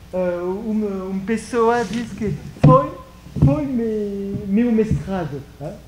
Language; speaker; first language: Portuguese; non-native, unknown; French